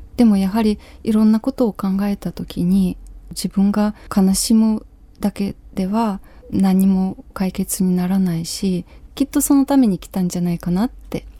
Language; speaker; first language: Japanese; non-native, fluent; Ukrainian